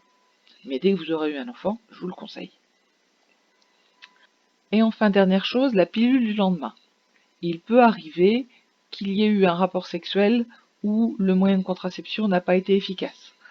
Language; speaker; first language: French; native; French